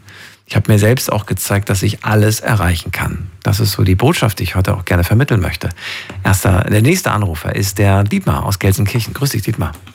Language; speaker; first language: German; native; German